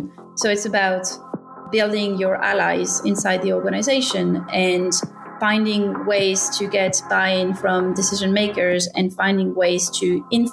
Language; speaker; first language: English; non-native, fluent; French